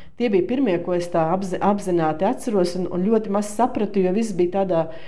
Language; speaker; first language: Latvian; native; Latvian